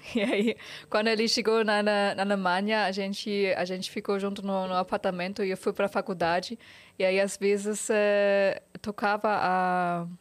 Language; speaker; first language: Portuguese; non-native, fluent; German